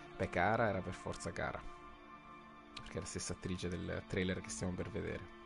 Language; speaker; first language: Italian; native; Italian